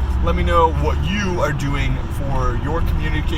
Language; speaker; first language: English; native; English